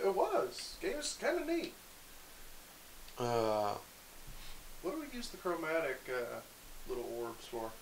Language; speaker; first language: English; native; English